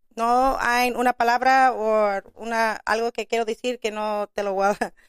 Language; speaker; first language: Spanish; early bilingual, other home language; English